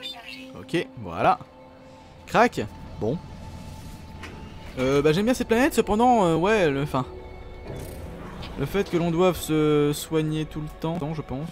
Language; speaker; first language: French; native; French